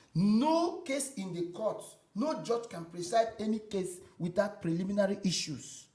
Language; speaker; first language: English; non-native, local second language; Igbo